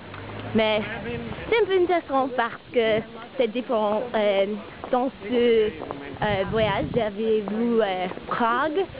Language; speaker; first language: French; non-native, learner; English